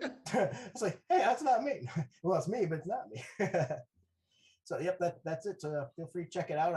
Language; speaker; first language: English; native; English